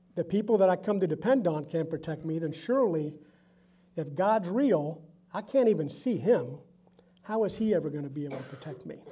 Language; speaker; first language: English; early bilingual, other home language; Spanish